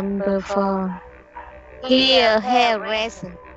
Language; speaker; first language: English; non-native, learner; Vietnamese